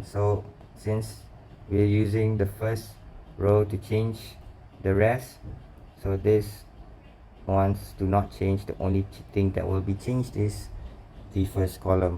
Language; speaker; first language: English; non-native, local second language; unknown